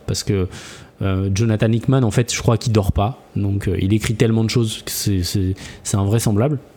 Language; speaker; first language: French; native; French